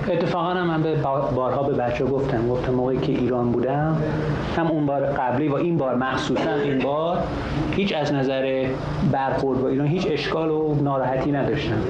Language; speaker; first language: Persian; non-native, fluent; English